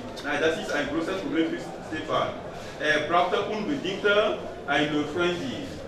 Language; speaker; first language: German; non-native, learner; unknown